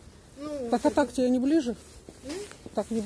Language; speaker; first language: Russian; native; Russian